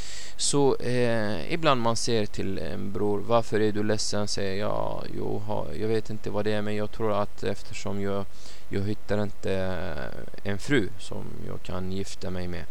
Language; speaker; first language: Swedish; non-native, fluent; Arabic